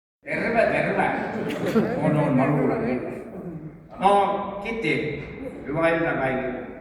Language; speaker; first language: Finnish; non-native, local second language; Estonian